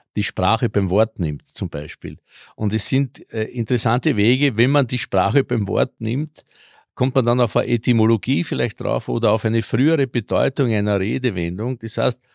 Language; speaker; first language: German; early bilingual, other home language; Croatian